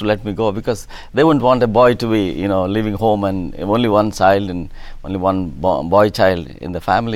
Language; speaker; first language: English; non-native, local second language; Telugu